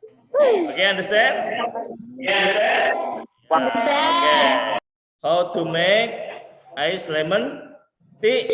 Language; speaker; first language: English; non-native, fluent; Indonesian